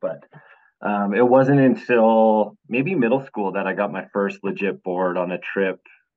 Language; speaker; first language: English; native; English